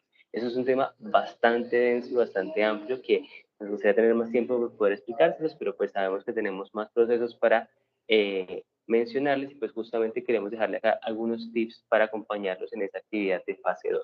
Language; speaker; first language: Spanish; native; Spanish